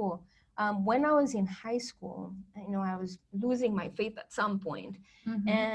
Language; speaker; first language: English; non-native, local second language; Kikuyu